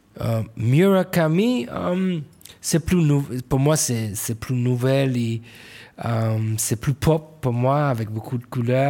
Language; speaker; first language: French; non-native, learner; English